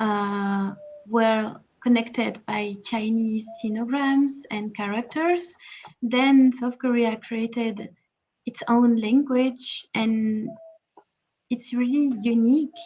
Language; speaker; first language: English; non-native, learner; French